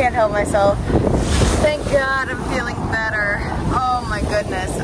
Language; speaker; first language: English; native; English